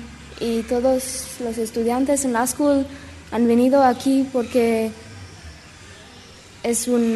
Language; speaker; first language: Spanish; non-native, learner; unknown